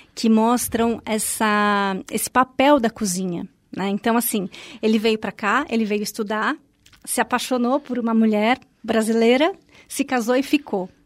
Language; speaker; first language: Portuguese; native; Portuguese